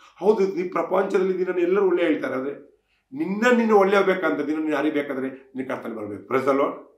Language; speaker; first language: Kannada; non-native, local second language; Tulu